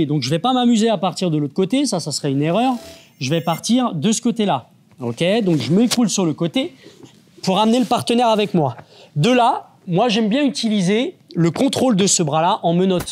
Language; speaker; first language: French; native; French